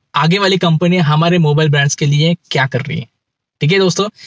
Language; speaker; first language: Hindi; native; Hindi